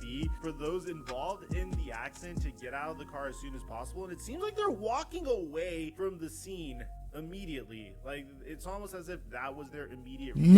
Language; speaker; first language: English; native; English